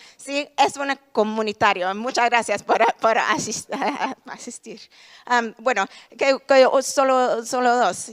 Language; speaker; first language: Spanish; non-native, learner; English